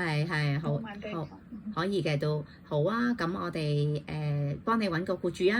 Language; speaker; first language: Cantonese; native; Cantonese